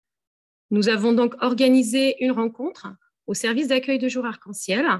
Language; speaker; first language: French; native; French